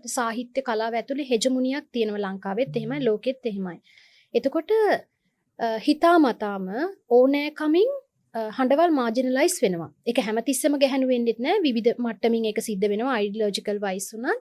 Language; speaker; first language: Sinhala; non-native, local second language; Tamil